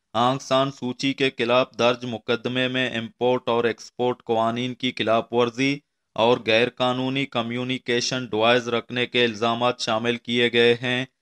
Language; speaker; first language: Urdu; non-native, local second language; Baluchi